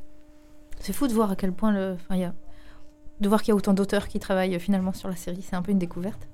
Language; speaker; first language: French; native; French